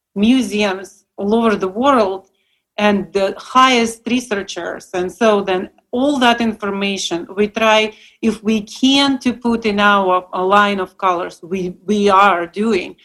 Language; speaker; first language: English; non-native, fluent; Russian